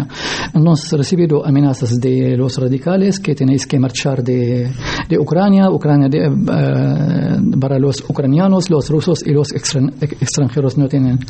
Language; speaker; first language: Spanish; non-native, learner; Arabic